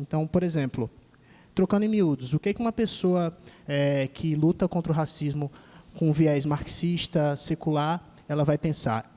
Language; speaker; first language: Portuguese; native; Portuguese